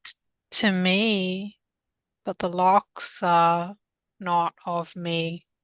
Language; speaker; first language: English; native; English